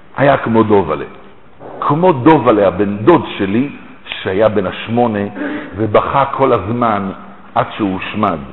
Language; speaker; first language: Hebrew; native; Hebrew